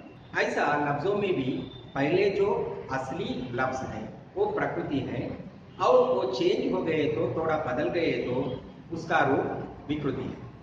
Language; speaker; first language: Hindi; non-native, local second language; Telugu